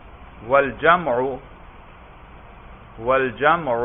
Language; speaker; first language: Arabic; non-native, fluent; Urdu